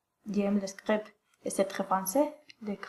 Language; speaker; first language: French; non-native, learner; Spanish